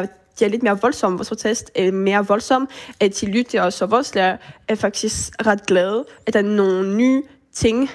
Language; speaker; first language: Danish; early bilingual, heritage; French